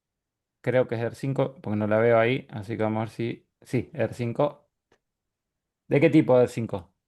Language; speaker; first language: Spanish; native; Spanish